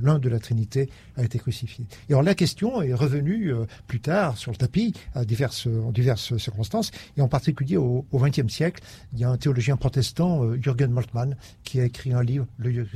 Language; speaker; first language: French; native; French